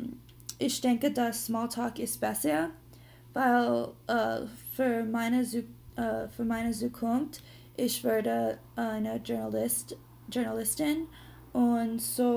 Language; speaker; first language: German; non-native, learner; English